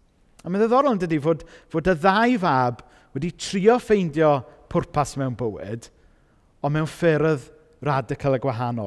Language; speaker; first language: Welsh; native; Welsh